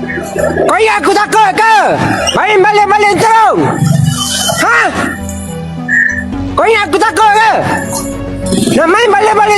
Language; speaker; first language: Malay; native; Malay